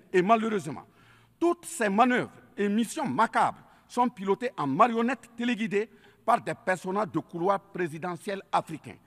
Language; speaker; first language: French; native; French